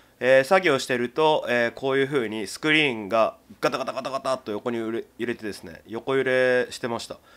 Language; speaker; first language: Japanese; native; Japanese